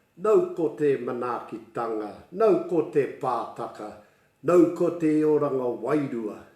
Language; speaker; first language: Māori; non-native, local second language; English